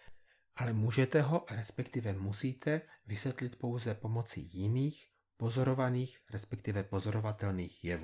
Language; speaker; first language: Czech; native; Czech